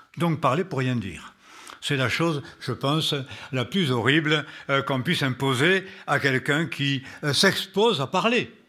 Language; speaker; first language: French; native; French